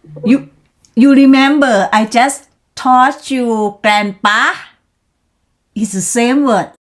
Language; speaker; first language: English; non-native, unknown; Thai